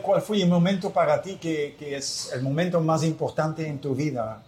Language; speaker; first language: Spanish; non-native, learner; Dutch